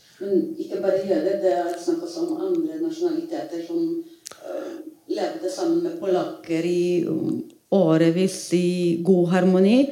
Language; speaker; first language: Norwegian; non-native, fluent; Polish